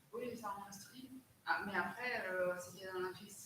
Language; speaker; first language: French; non-native, fluent; Greek